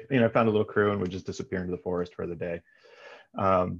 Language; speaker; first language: English; native; English